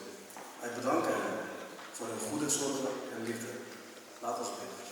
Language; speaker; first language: Dutch; early bilingual, other home language; Tamil